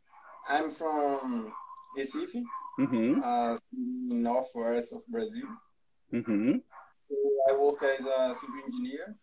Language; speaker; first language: English; non-native, learner; Portuguese